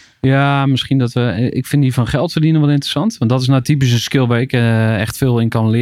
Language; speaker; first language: Dutch; native; Dutch